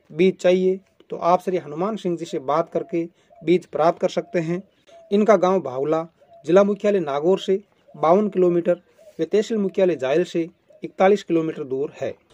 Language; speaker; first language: Hindi; native; Hindi